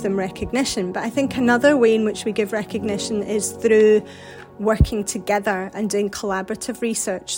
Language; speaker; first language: English; native; English